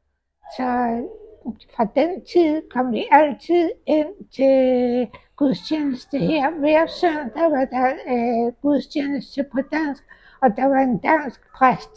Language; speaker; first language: Danish; early bilingual, heritage; Danish